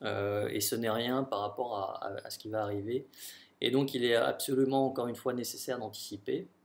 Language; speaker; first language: French; native; French